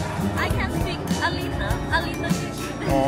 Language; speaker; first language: English; non-native, learner; Thai